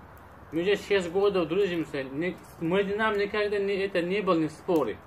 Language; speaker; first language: Russian; non-native, learner; Uzbek